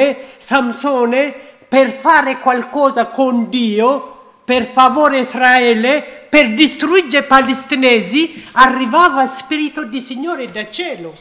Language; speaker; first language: Italian; non-native, learner; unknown